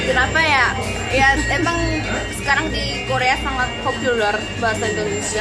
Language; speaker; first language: Indonesian; non-native, fluent; Korean